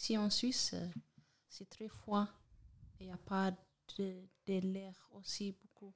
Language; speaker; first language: French; non-native, learner; Amharic